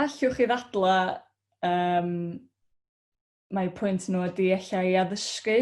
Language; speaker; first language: Welsh; native; Welsh